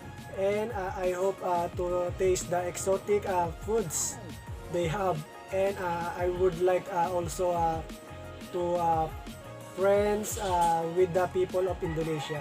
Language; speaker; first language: English; non-native, local second language; Filipino